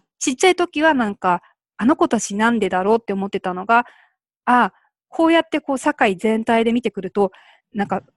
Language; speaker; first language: Japanese; early bilingual, other home language; Korean